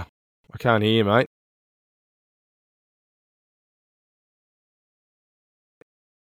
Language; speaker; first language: English; native; English